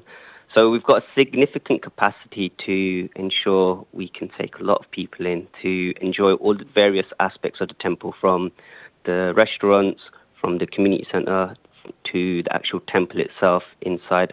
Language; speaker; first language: English; native; English